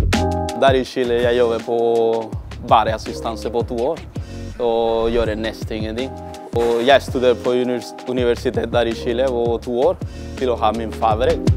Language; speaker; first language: Norwegian; non-native, learner; Spanish